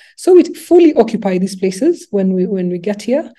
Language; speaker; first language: English; non-native, local second language; Luba-Lulua